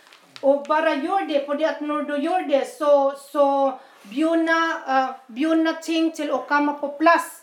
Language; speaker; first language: Norwegian; non-native, fluent; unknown